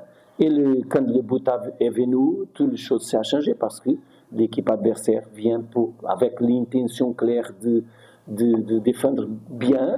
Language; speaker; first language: French; non-native, fluent; Portuguese